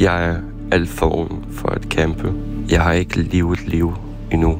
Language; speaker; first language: Danish; non-native, fluent; Ukrainian